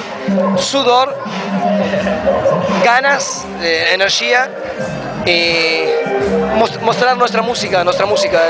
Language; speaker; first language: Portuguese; non-native, learner; Spanish